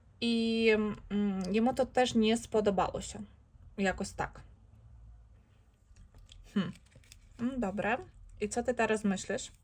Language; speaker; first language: Polish; non-native, learner; Ukrainian